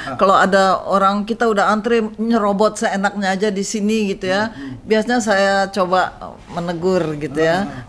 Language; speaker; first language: Indonesian; native; Indonesian